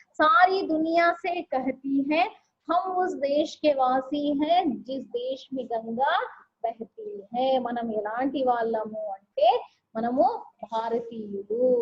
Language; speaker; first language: Telugu; non-native, local second language; Urdu